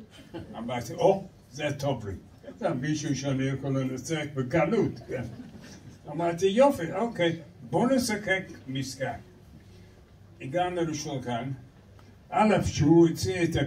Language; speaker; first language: Hebrew; non-native, learner; English